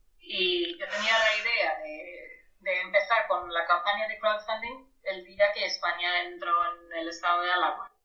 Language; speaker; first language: Spanish; non-native, fluent; German